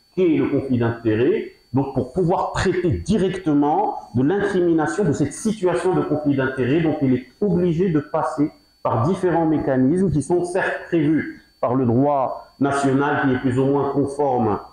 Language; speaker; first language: French; non-native, local second language; Arabic